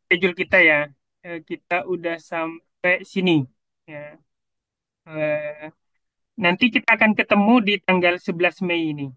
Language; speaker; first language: Indonesian; native; Indonesian